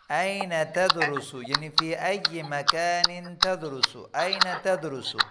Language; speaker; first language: Arabic; non-native, fluent; Urdu